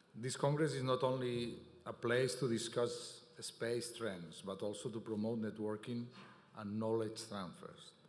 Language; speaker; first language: English; non-native, fluent; Catalan